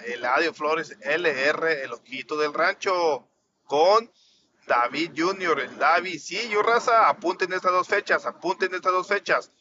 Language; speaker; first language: Spanish; native; Spanish